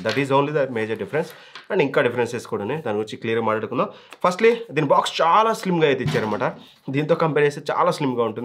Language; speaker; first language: Telugu; native; Telugu